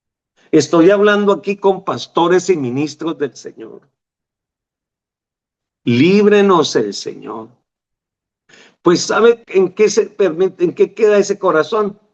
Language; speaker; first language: Spanish; native; Spanish